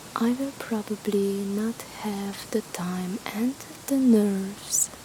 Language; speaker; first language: English; non-native, fluent; Slovenian